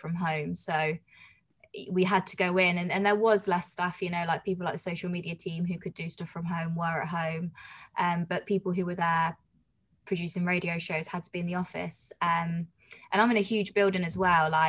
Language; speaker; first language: English; native; English